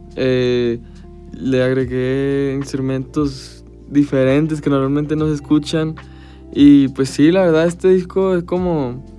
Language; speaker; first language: Spanish; early bilingual, heritage; Spanish